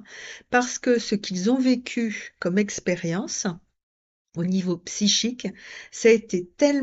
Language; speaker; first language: French; native; French